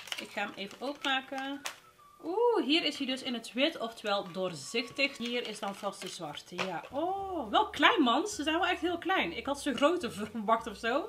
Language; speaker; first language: Dutch; early bilingual, other home language; Arabic